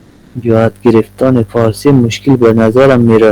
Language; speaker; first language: Persian; non-native, learner; Urdu